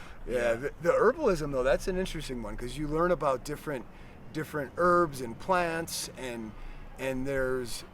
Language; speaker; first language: English; native; English